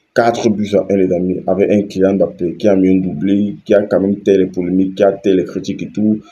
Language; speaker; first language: French; native; French